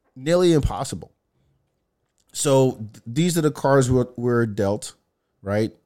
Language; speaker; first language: English; non-native, fluent; French